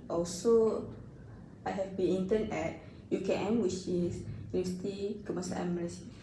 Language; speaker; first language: English; non-native, learner; Malay